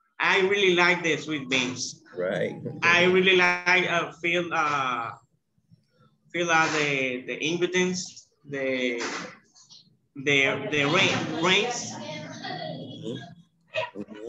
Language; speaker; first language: English; non-native, learner; Spanish